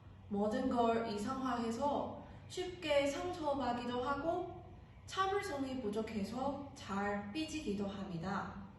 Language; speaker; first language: Korean; non-native, fluent; Chinese